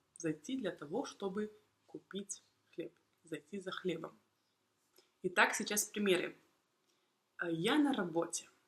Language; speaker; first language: Russian; native; Russian